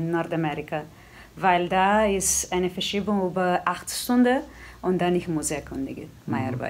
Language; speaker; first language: German; non-native, learner; Portuguese